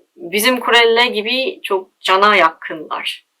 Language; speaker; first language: Turkish; non-native, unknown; Korean